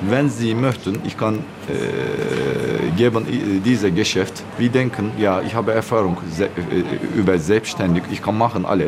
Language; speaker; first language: German; non-native, learner; Turkish